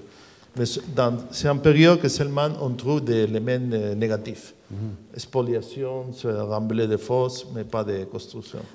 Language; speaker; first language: French; non-native, learner; Spanish